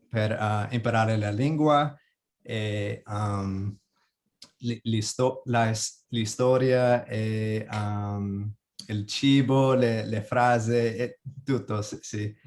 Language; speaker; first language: Italian; non-native, learner; English